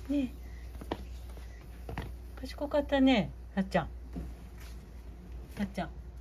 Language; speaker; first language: Japanese; native; Japanese